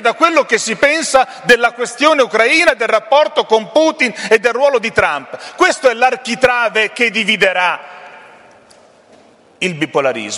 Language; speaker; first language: Italian; native; Italian